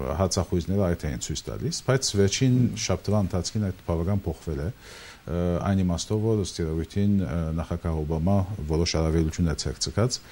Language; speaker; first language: Armenian; early bilingual, heritage; Armenian